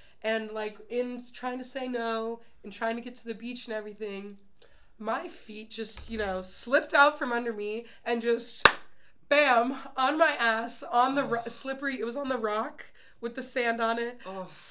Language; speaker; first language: English; native; English